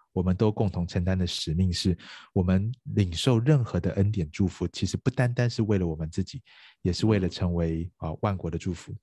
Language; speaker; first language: Chinese; native; Chinese